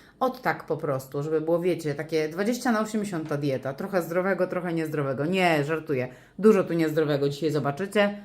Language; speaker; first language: Polish; native; Polish